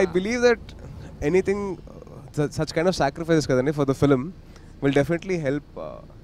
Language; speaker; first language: Telugu; native; Telugu